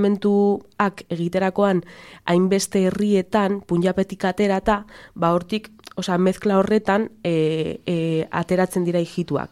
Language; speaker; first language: Basque; non-native, local second language; Spanish